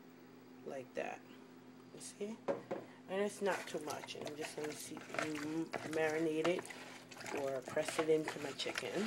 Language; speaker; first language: English; native; English